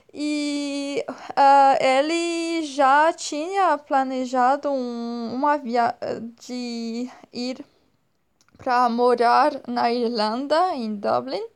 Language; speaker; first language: Portuguese; non-native, fluent; French